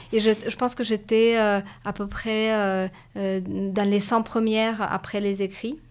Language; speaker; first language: French; non-native, fluent; Russian